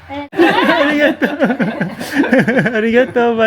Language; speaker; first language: Japanese; non-native, fluent; Filipino